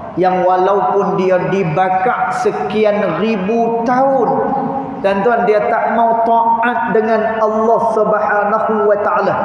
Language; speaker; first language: Malay; native; Malay